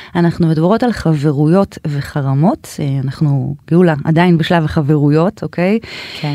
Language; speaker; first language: Hebrew; native; Hebrew